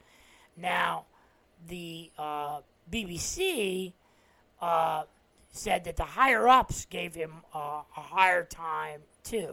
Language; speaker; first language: English; native; English